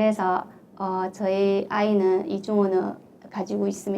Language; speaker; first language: Korean; non-native, fluent; Chinese